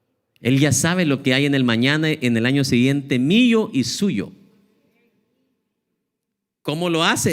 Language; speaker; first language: Spanish; native; Spanish